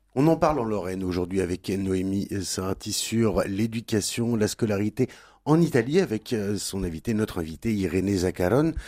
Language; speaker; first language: French; native; French